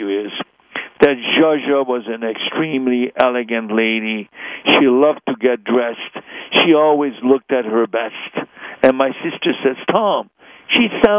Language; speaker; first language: English; non-native, fluent; Hungarian